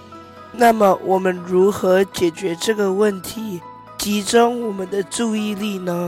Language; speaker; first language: Chinese; early bilingual, heritage; Chinese